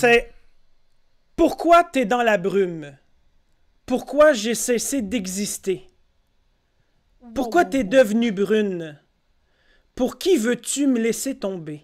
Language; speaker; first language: French; native; French